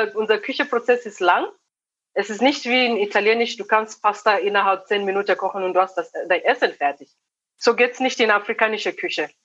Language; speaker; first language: German; non-native, fluent; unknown